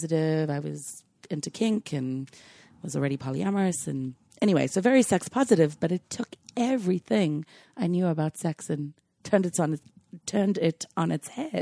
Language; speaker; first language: English; native; English